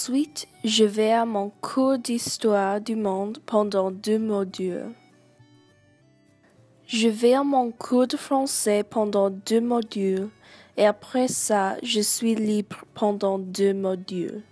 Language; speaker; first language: French; non-native, learner; English